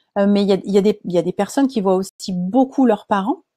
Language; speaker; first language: French; native; French